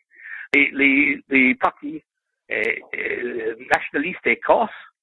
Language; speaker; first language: French; non-native, learner; English